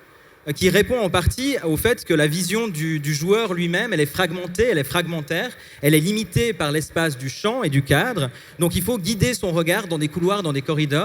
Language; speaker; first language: French; native; French